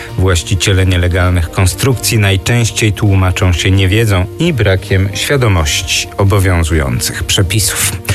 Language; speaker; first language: Polish; native; Polish